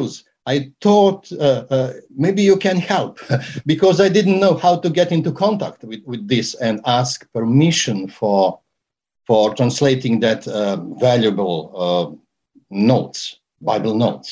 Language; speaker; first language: English; non-native, fluent; Serbian